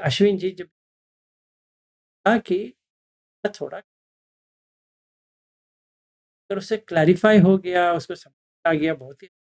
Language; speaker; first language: Hindi; native; Hindi